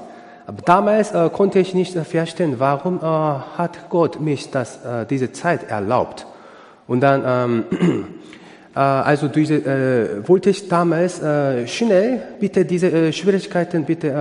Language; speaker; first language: German; non-native, learner; Korean